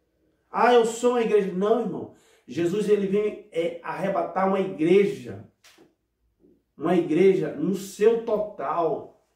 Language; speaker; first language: Portuguese; native; Portuguese